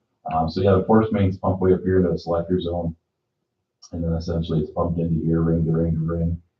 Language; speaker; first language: English; native; English